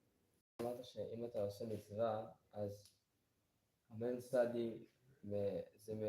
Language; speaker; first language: Hebrew; non-native, learner; English